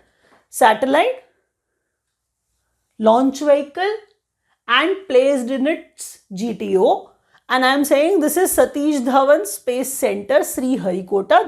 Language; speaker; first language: English; non-native, local second language; Hindi